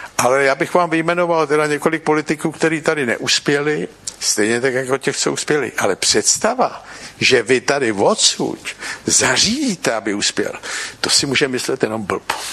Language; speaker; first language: Czech; native; Czech